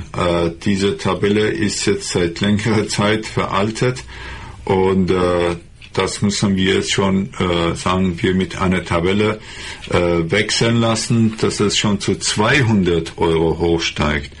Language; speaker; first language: German; non-native, fluent; Persian